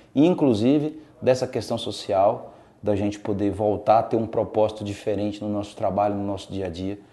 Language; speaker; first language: Portuguese; native; Portuguese